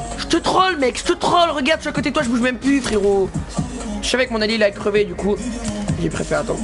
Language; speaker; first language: French; native; French